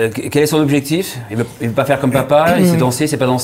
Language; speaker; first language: French; native; French